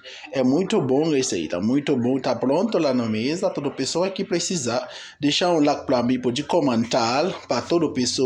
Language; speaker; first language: Portuguese; non-native, learner; Haitian Creole